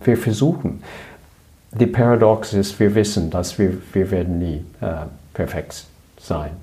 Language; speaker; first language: German; non-native, learner; English